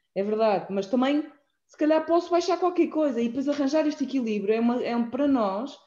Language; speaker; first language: Portuguese; native; Portuguese